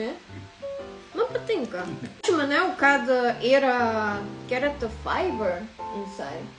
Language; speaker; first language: Lithuanian; non-native, learner; Japanese